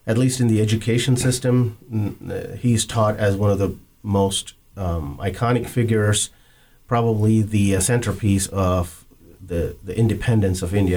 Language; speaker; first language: English; non-native, local second language; Kannada